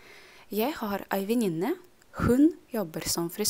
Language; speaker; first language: Norwegian; non-native, fluent; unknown